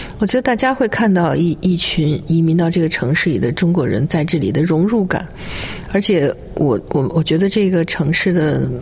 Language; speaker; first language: Chinese; native; Chinese